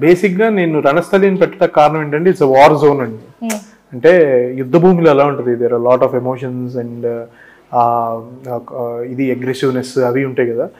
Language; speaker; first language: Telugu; native; Telugu